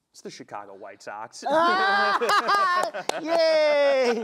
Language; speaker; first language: English; native; English